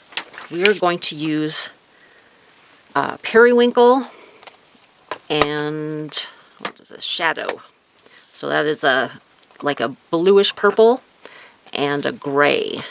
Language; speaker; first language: English; native; English